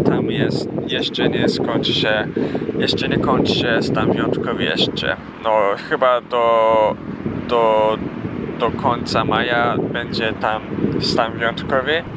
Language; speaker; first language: Polish; non-native, fluent; Japanese